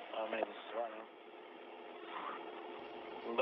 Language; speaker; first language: English; non-native, fluent; Russian